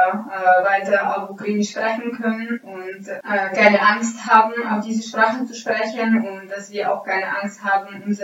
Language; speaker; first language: German; non-native, fluent; Ukrainian